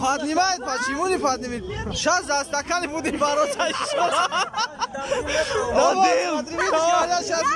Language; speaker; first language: Russian; non-native, learner; Tajik